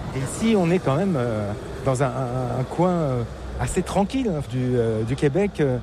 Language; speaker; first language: French; native; French